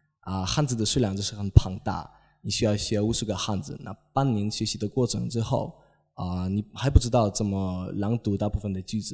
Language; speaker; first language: Chinese; non-native, fluent; Polish